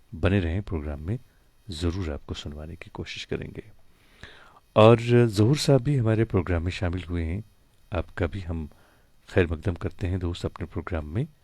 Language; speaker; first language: Hindi; non-native, local second language; Kashmiri